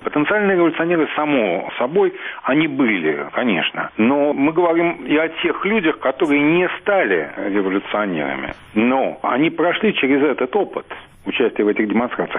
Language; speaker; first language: Russian; native; Russian